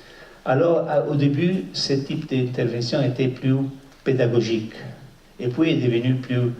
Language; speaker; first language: French; non-native, fluent; Italian